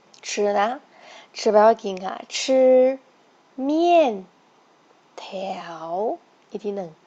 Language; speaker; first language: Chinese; non-native, fluent; Thai